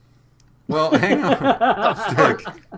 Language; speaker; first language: English; native; English